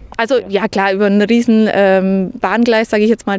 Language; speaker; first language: German; native; German